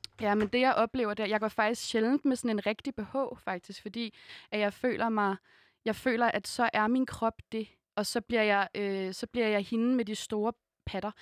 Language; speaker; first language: Danish; native; Danish